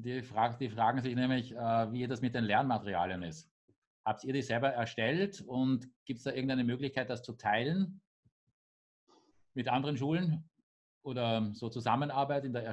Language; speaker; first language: German; native; German